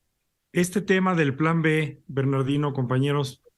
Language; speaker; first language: Spanish; native; Spanish